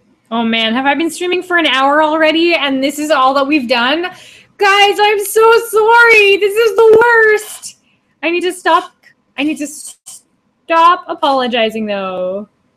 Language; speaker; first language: English; native; English